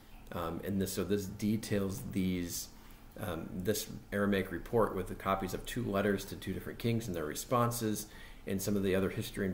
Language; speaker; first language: English; native; English